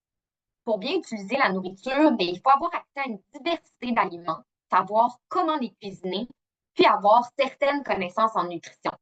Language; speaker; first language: French; native; French